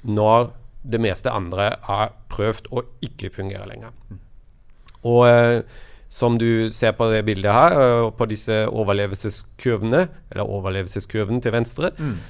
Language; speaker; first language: Norwegian; non-native, fluent; German